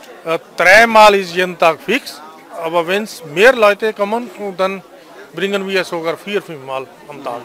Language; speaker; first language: German; non-native, fluent; Punjabi